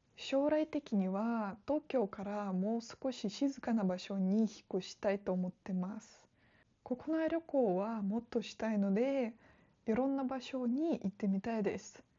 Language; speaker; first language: Japanese; non-native, fluent; Russian